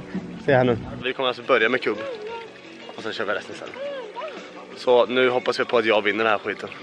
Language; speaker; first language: Swedish; native; Swedish